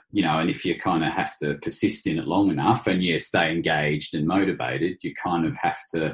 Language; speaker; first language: English; native; English